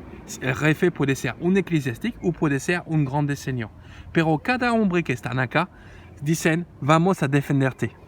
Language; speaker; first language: Spanish; non-native, learner; French